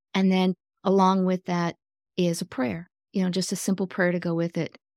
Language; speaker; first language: English; native; English